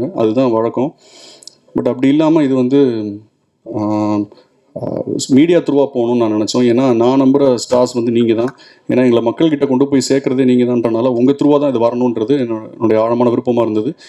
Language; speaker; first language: Tamil; native; Tamil